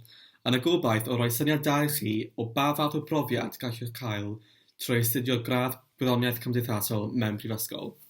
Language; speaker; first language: Welsh; non-native, local second language; English